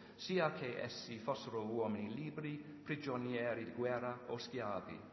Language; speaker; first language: Italian; non-native, learner; English